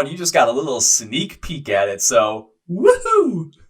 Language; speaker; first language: English; native; English